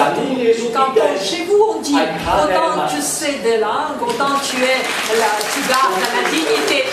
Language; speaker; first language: French; non-native, fluent; Armenian